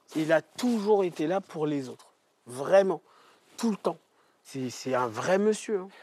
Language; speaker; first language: French; native; French